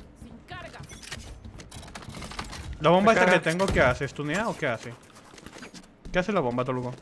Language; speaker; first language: Spanish; native; Spanish